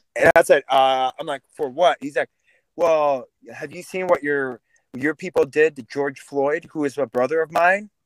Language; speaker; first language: English; early bilingual, other home language; Russian